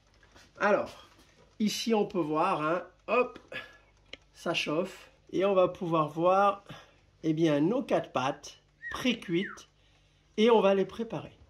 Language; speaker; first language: French; native; French